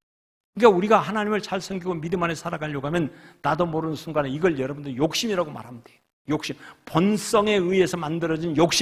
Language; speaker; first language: Korean; native; Korean